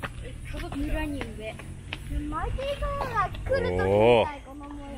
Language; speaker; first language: Japanese; native; Japanese